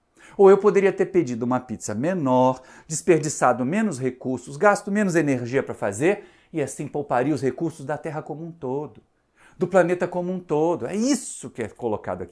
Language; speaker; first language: Portuguese; native; Portuguese